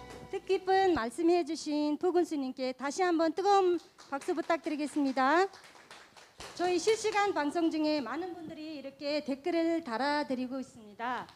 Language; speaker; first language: Korean; non-native, fluent; Kazakh